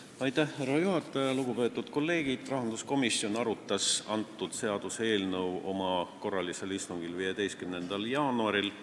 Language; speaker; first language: Estonian; non-native, local second language; Russian